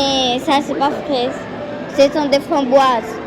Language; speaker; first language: French; non-native, fluent; Spanish